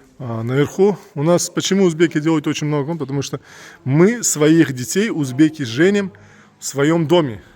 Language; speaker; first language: Russian; non-native, local second language; Uzbek